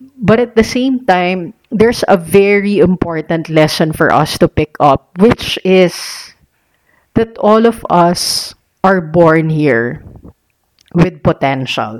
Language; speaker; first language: English; non-native, local second language; Filipino